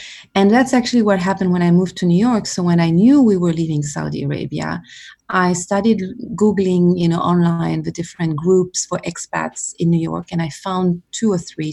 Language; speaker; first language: English; non-native, fluent; French